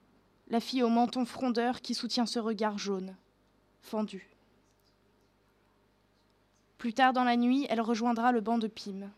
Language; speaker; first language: French; native; French